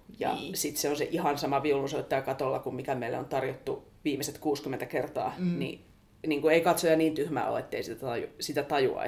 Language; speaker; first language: Finnish; native; Finnish